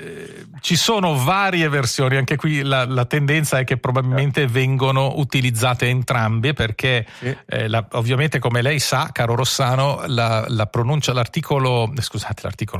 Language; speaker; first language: Italian; native; Italian